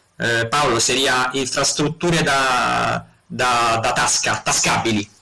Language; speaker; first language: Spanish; non-native, fluent; Italian